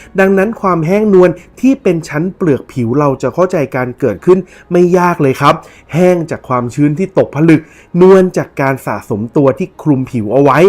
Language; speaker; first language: Thai; native; Thai